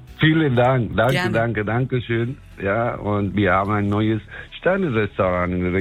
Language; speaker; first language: German; non-native, fluent; Spanish